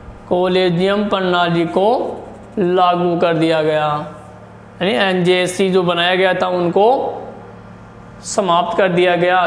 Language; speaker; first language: Hindi; native; Hindi